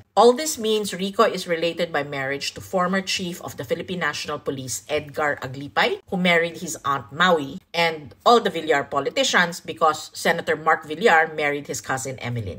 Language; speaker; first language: English; non-native, local second language; Filipino